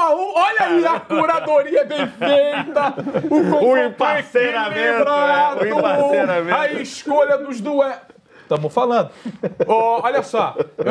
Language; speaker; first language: Portuguese; native; Portuguese